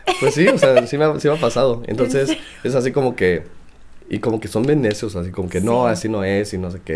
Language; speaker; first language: Spanish; native; Spanish